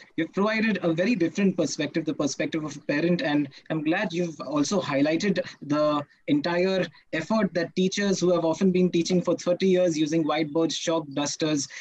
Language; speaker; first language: English; non-native, local second language; Hindi